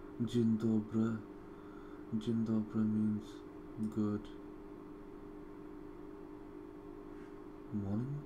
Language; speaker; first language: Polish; non-native, learner; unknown